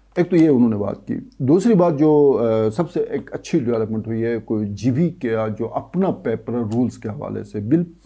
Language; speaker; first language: Urdu; non-native, local second language; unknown